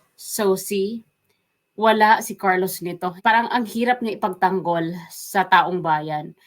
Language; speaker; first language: Filipino; non-native, local second language; Waray